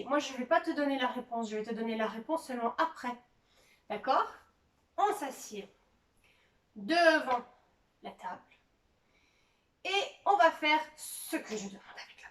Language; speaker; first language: French; native; French